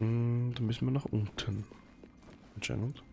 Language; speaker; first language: German; native; German